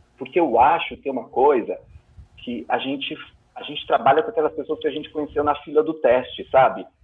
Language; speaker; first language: Portuguese; native; Portuguese